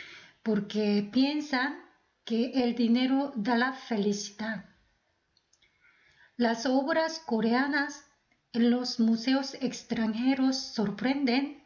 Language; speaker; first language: Spanish; non-native, fluent; Korean